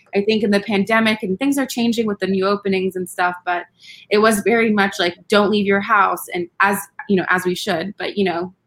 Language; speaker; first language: English; early bilingual, other home language; Spanish